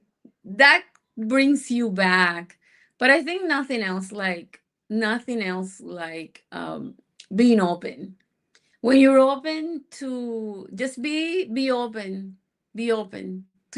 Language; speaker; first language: English; non-native, fluent; Spanish